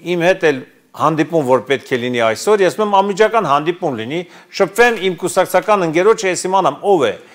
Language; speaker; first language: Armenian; native; Armenian